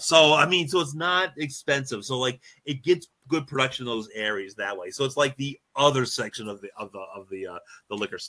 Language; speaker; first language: English; native; English